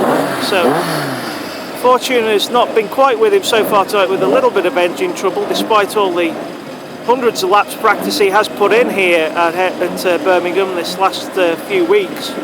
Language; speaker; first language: English; native; English